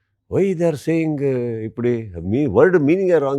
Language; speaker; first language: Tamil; non-native, learner; Kannada